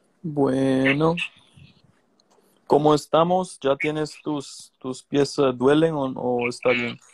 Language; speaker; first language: Spanish; non-native, learner; English